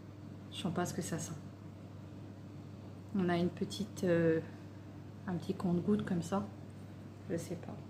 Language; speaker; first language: French; native; French